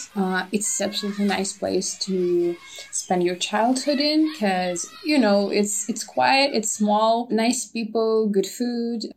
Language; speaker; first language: English; non-native, fluent; Russian